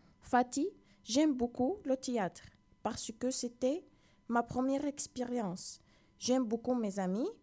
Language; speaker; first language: French; non-native, learner; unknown